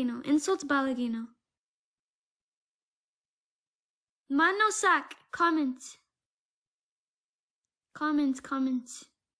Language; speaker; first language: Amharic; non-native, learner; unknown